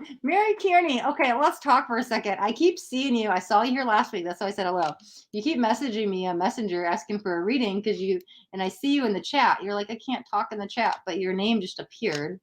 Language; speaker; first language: English; native; English